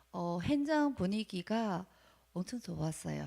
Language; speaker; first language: Korean; non-native, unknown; Chinese